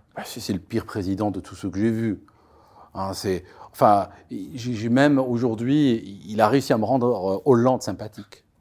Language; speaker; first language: French; non-native, local second language; Arabic